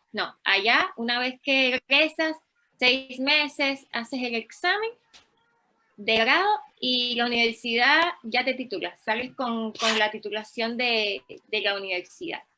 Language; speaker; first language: Spanish; native; Spanish